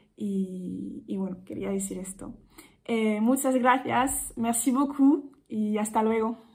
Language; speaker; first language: Spanish; non-native, fluent; French